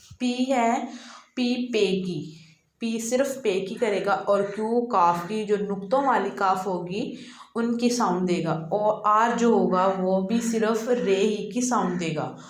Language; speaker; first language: Urdu; native; Urdu